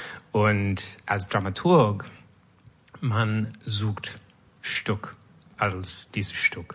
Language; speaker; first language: German; non-native, learner; French